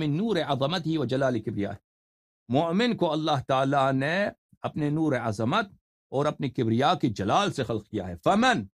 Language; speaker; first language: Urdu; non-native, fluent; Persian